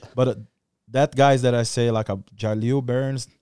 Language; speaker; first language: English; non-native, learner; Portuguese